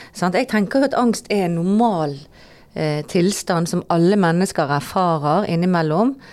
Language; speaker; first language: Norwegian; native; Norwegian